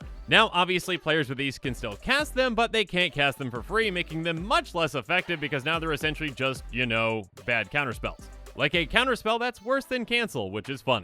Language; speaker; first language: English; native; English